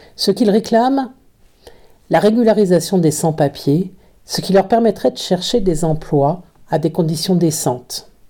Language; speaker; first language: French; native; French